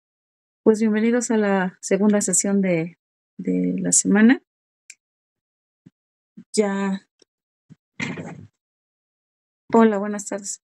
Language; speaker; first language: Spanish; native; Spanish